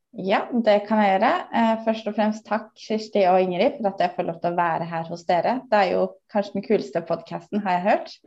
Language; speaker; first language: Norwegian; early bilingual, other home language; Somali